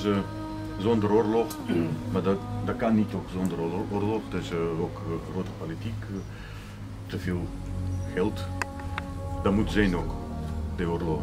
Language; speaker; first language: Dutch; non-native, learner; Russian